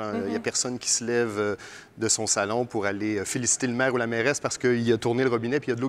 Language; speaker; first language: French; native; French